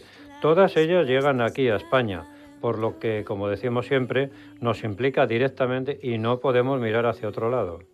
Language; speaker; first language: Spanish; native; Spanish